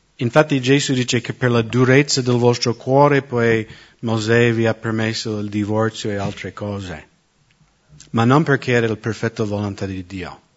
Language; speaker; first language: Italian; non-native, fluent; English